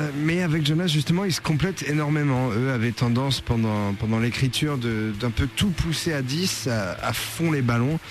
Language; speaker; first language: French; native; French